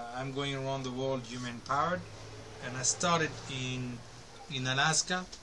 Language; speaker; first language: English; native; English